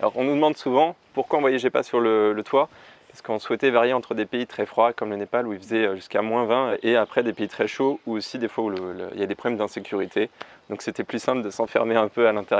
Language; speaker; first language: French; native; French